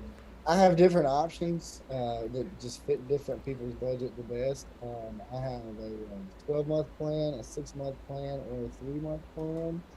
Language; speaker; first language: English; native; English